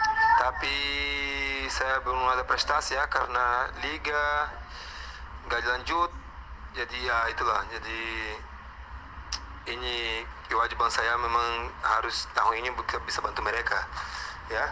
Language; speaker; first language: Indonesian; non-native, fluent; Portuguese